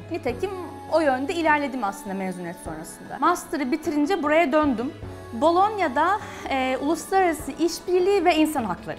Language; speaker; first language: Turkish; native; Turkish